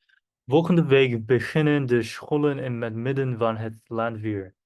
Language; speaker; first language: Dutch; non-native, learner; Korean